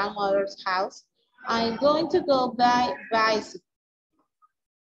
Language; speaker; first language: English; non-native, fluent; Spanish